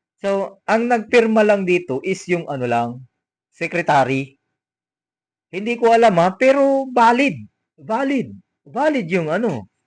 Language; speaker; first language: Filipino; native; Filipino